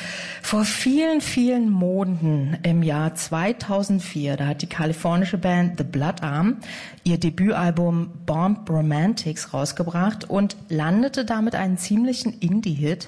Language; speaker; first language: German; native; German